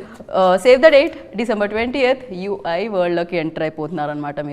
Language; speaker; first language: Telugu; native; Telugu